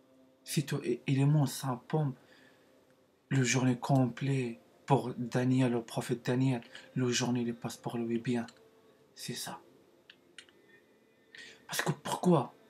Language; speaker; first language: French; non-native, learner; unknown